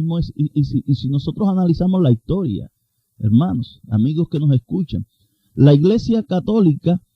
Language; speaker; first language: Spanish; native; Spanish